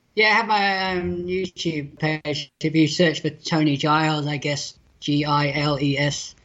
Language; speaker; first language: English; native; English